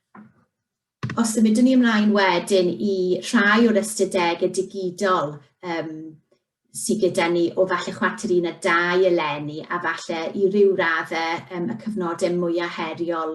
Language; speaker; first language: Welsh; native; Welsh